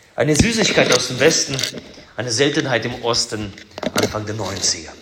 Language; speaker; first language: German; early bilingual, other home language; Russian